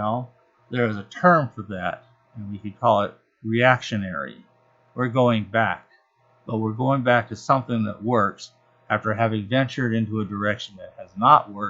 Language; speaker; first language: English; native; English